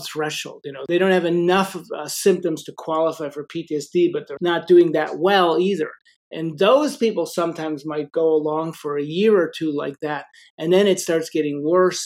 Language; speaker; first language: English; native; English